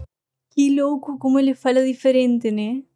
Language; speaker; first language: Portuguese; non-native, fluent; Spanish